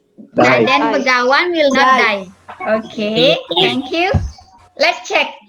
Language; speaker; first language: English; non-native, fluent; Indonesian